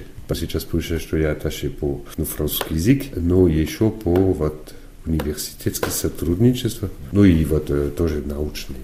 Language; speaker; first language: Russian; non-native, fluent; French